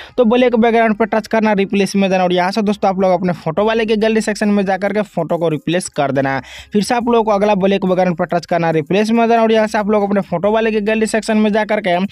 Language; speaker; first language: Hindi; native; Hindi